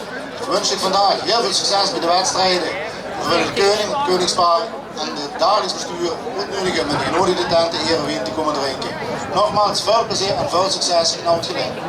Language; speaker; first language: Dutch; native; Dutch